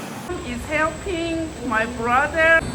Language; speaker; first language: English; non-native, fluent; Persian